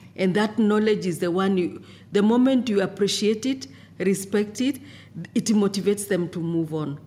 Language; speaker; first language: English; non-native, local second language; Masai